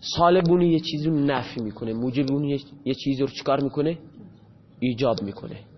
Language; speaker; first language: Persian; non-native, local second language; Baluchi